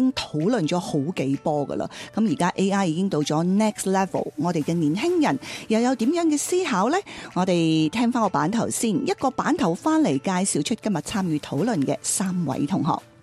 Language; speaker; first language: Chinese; non-native, local second language; Cantonese